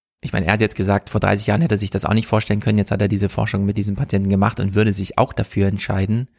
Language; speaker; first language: German; native; German